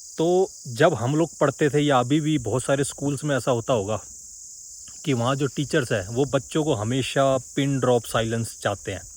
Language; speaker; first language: Hindi; native; Hindi